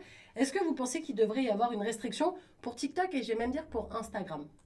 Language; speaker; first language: French; native; French